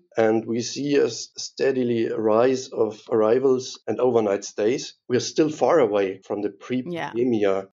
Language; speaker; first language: English; non-native, fluent; German